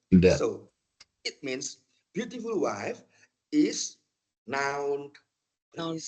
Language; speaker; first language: English; non-native, fluent; Indonesian